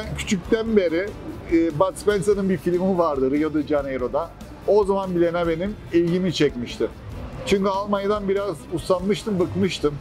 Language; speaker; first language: Turkish; early bilingual, heritage; Turkish